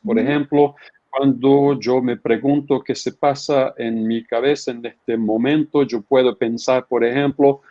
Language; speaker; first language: Spanish; non-native, fluent; Portuguese